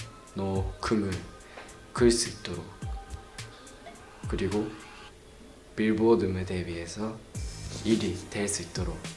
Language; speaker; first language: Korean; non-native, learner; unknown